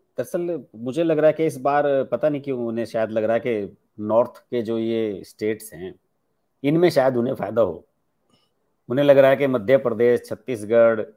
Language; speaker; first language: Hindi; native; Hindi